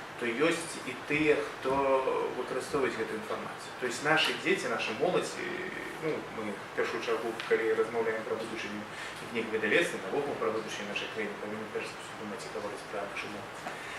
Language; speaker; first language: Belarusian; non-native, local second language; Russian